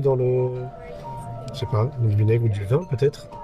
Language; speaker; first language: French; native; French